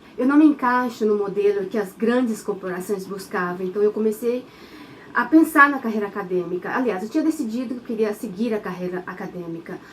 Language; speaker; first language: Portuguese; native; Portuguese